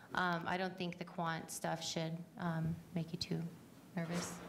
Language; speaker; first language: English; native; English